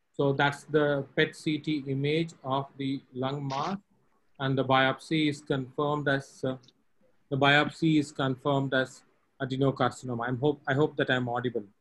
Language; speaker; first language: English; non-native, local second language; Tamil